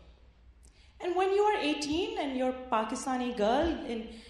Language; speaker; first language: English; non-native, local second language; Urdu